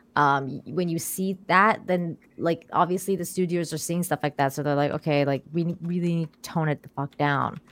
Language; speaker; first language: English; early bilingual, other home language; Persian